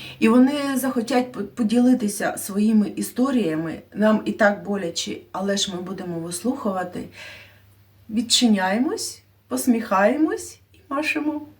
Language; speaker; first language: Ukrainian; native; Ukrainian